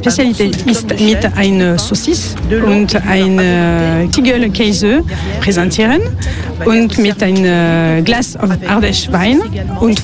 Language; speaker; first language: German; non-native, learner; French